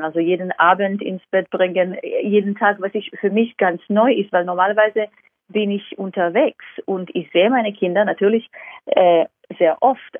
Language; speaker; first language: German; non-native, fluent; Hebrew